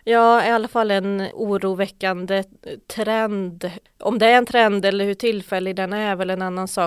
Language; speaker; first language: Swedish; native; Swedish